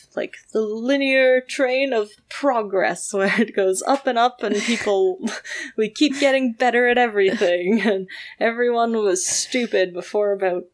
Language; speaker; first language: English; native; English